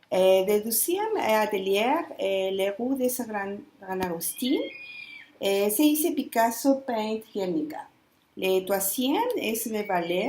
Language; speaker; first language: French; non-native, learner; Spanish